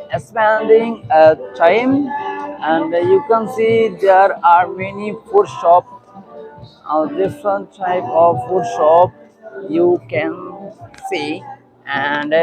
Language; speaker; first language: English; non-native, learner; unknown